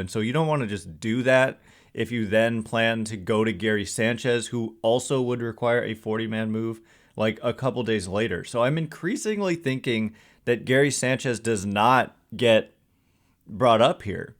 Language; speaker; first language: English; native; English